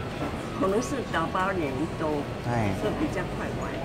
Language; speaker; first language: Chinese; non-native, local second language; Min Nan Chinese